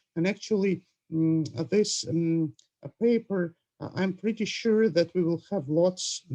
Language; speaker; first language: English; non-native, fluent; Russian